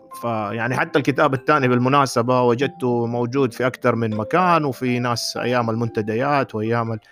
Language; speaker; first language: Arabic; native; Arabic